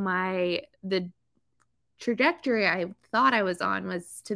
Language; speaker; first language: English; native; English